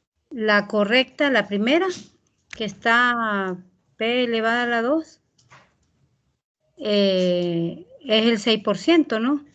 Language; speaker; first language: Spanish; native; Spanish